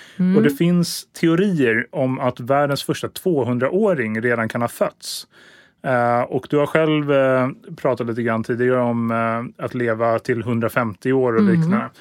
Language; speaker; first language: Swedish; native; Swedish